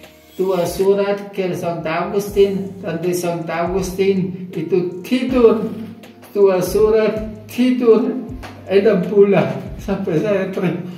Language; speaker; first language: Indonesian; non-native, fluent; German